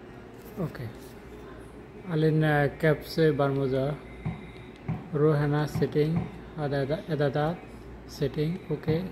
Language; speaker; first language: Arabic; non-native, learner; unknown